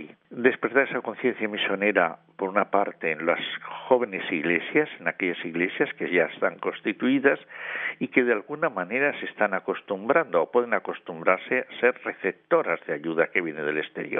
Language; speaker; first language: Spanish; native; Spanish